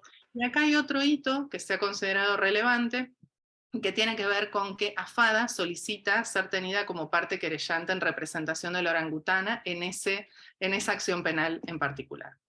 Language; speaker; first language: Spanish; native; Spanish